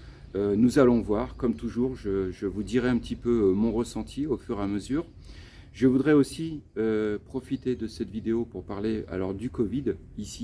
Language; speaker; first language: French; native; French